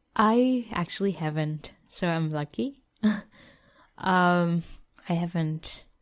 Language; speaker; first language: English; non-native, fluent; Vietnamese